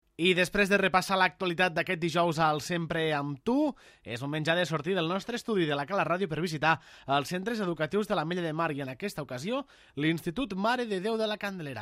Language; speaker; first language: Catalan; native; Catalan